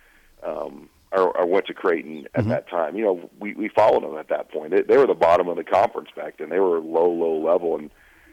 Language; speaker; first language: English; native; English